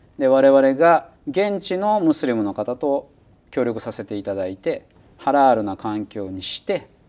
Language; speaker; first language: Japanese; native; Japanese